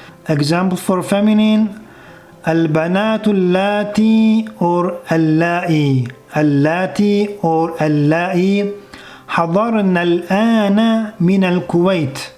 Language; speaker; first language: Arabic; non-native, fluent; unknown